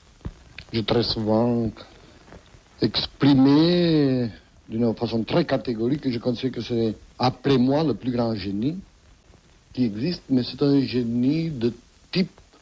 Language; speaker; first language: French; non-native, fluent; Catalan